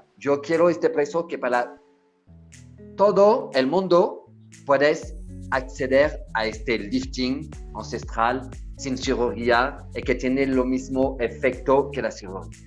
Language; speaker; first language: Spanish; non-native, learner; French